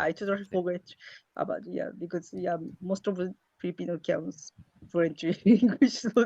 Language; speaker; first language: English; non-native, learner; Japanese